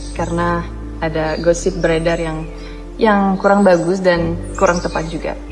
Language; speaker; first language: Indonesian; non-native, fluent; Dutch